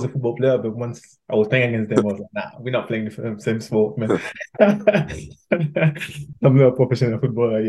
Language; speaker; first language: English; non-native, fluent; French